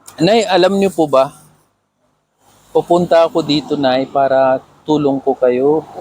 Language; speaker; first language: Filipino; non-native, learner; Urdu